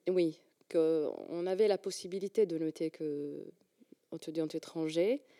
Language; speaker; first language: French; non-native, fluent; Arabic